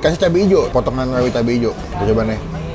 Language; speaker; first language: Indonesian; native; Indonesian